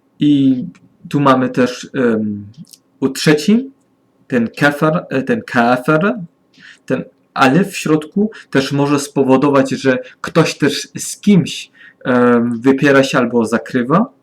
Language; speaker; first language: Polish; non-native, learner; German